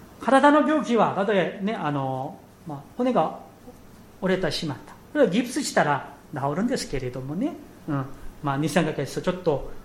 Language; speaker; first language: Japanese; non-native, fluent; Korean